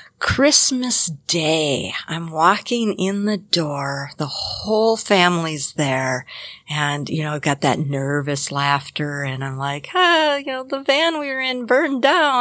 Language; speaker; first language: English; native; English